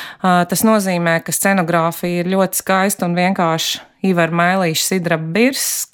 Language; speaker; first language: Latvian; native; Latvian